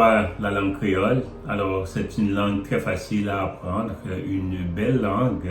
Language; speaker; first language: French; non-native, local second language; Haitian Creole